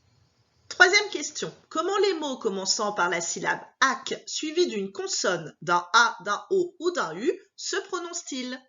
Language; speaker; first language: French; native; French